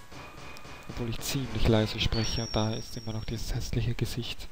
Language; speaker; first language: German; native; German